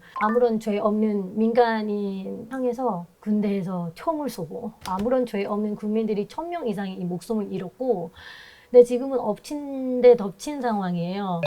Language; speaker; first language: Korean; non-native, fluent; Burmese